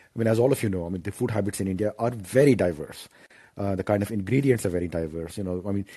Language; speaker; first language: English; non-native, local second language; Hindi